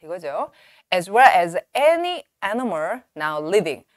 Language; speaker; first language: English; non-native, fluent; Korean